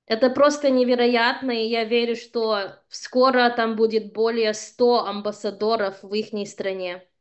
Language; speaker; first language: Russian; early bilingual, heritage; Russian